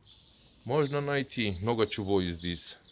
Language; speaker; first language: Russian; non-native, learner; Turkish